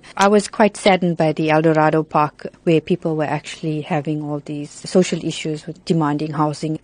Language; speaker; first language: English; native; English